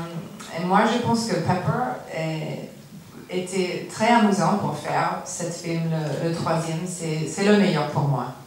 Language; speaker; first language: French; non-native, learner; English